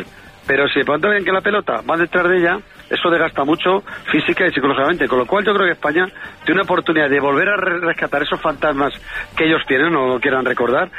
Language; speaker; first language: Spanish; native; Spanish